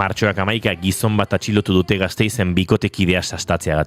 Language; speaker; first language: Basque; native; Basque